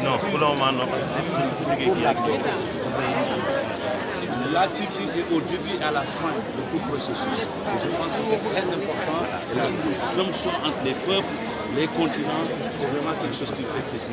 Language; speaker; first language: French; non-native, local second language; Wolof